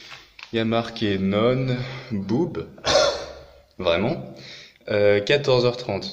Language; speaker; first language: French; native; French